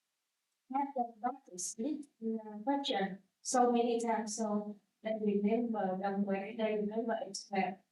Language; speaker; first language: English; non-native, learner; Vietnamese